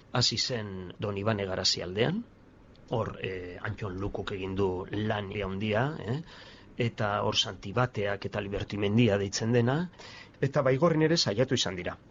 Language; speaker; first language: Basque; non-native, local second language; Spanish